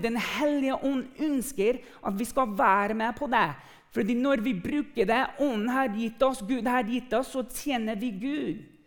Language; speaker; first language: Norwegian; non-native, fluent; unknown